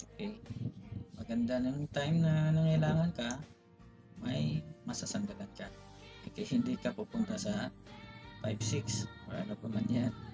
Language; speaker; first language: Filipino; non-native, local second language; Cebuano